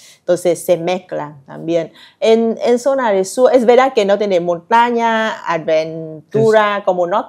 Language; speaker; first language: Spanish; non-native, learner; Vietnamese